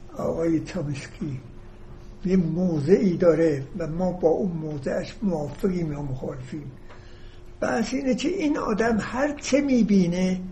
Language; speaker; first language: Persian; native; Persian